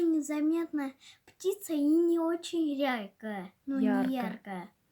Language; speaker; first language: Russian; native; Russian